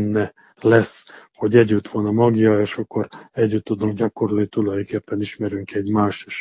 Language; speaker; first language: Hungarian; non-native, fluent; Serbian